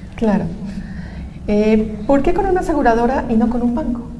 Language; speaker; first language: Spanish; native; Spanish